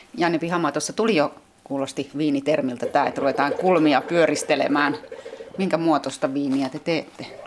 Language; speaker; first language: Finnish; native; Finnish